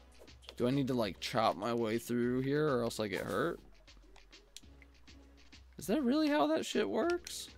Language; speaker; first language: English; native; English